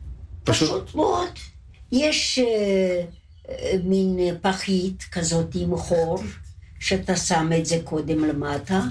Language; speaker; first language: Hebrew; non-native, fluent; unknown